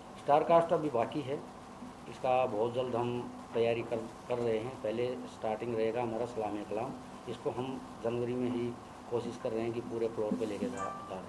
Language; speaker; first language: Hindi; native; Hindi